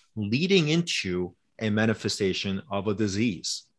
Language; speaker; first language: English; early bilingual, other home language; Korean